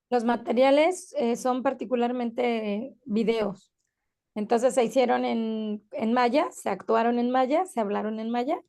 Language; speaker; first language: Spanish; native; Spanish